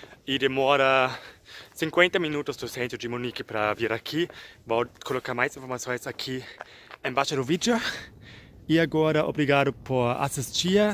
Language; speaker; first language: Portuguese; non-native, fluent; German